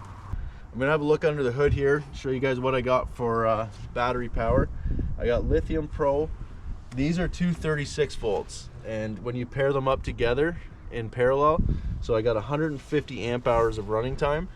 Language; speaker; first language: English; native; English